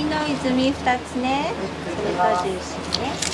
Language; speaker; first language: Japanese; native; Japanese